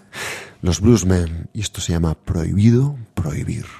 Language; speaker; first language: Spanish; native; Spanish